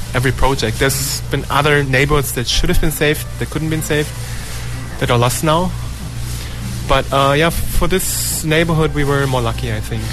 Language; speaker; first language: English; non-native, fluent; German